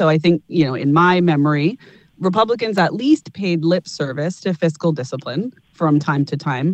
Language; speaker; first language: English; native; English